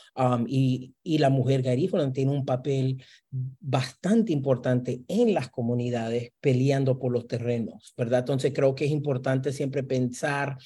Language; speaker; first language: Spanish; early bilingual, heritage; Spanish